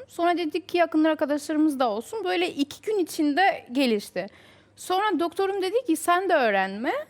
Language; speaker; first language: Turkish; non-native, fluent; Albanian